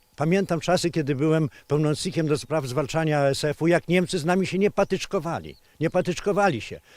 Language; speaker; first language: Polish; native; Polish